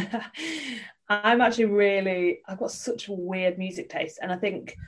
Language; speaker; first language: English; native; English